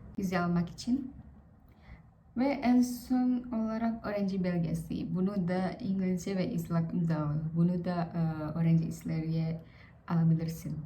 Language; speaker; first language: Turkish; non-native, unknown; Vietnamese